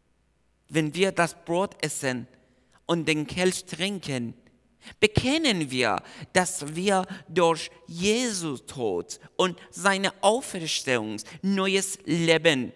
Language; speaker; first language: German; non-native, fluent; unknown